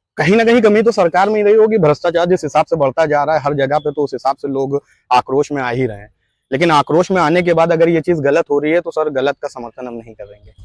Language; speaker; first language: Hindi; native; Hindi